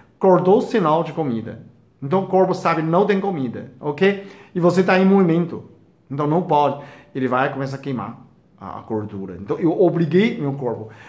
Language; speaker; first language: Portuguese; non-native, fluent; Chinese